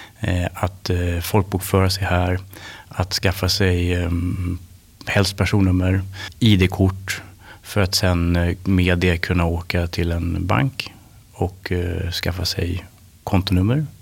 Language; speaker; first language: Swedish; native; Swedish